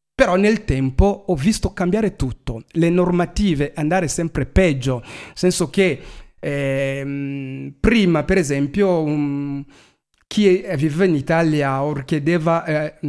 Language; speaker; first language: Italian; non-native, fluent; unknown